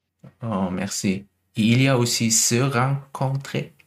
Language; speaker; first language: French; non-native, learner; German